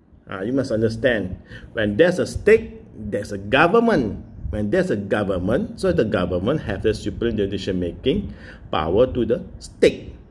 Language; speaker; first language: English; non-native, local second language; Malay